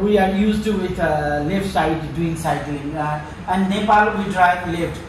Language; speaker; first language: English; non-native, learner; Nepali